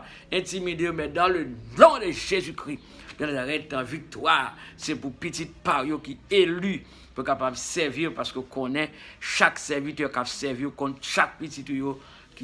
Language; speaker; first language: French; non-native, local second language; Haitian Creole